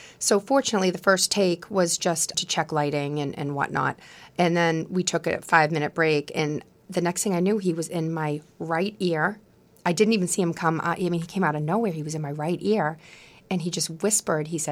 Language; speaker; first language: English; native; English